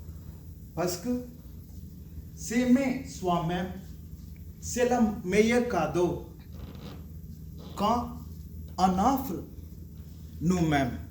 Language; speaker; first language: French; non-native, learner; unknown